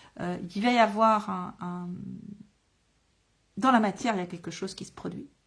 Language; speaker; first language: French; native; French